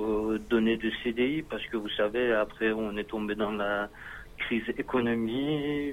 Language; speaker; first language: French; non-native, learner; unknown